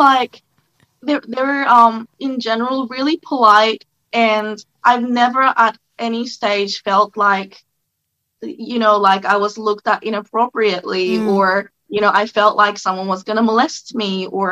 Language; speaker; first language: English; non-native, local second language; Japanese